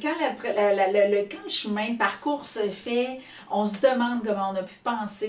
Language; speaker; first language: French; native; French